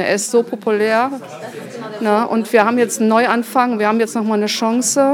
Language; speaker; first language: German; native; German